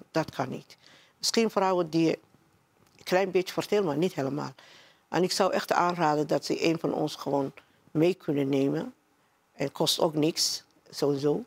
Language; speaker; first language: Dutch; non-native, learner; Somali